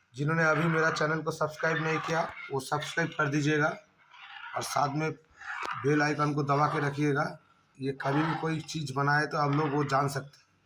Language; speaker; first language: Hindi; non-native, local second language; Bangla